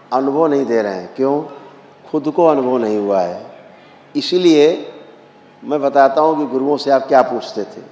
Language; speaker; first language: Hindi; native; Hindi